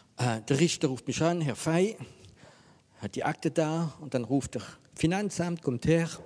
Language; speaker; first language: German; non-native, fluent; French